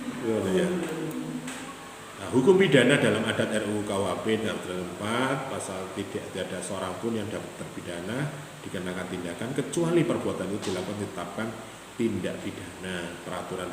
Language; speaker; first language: Indonesian; non-native, local second language; Javanese